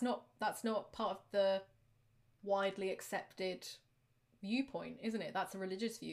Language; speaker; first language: English; native; English